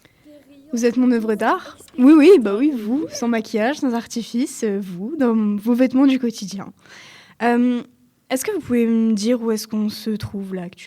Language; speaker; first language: French; native; French